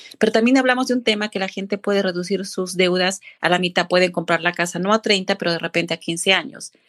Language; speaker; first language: Spanish; native; Spanish